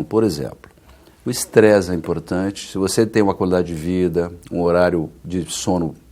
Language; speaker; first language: Portuguese; native; Portuguese